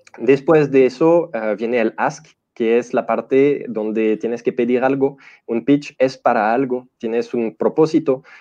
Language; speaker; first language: Spanish; non-native, fluent; French